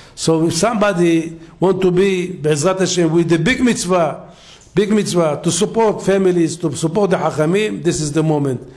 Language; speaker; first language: English; non-native, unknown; Hebrew